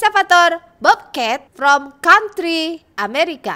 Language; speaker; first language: English; non-native, learner; Indonesian